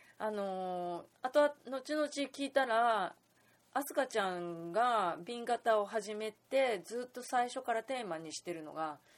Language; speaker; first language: Japanese; native; Japanese